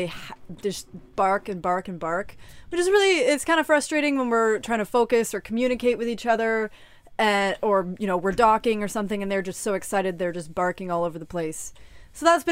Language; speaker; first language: English; native; English